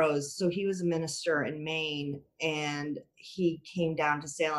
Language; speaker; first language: English; native; English